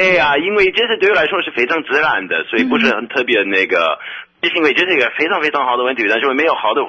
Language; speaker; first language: Chinese; non-native, fluent; English